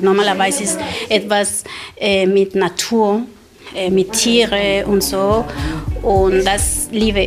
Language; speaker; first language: German; non-native, learner; Spanish